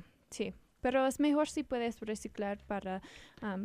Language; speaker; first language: Spanish; non-native, learner; English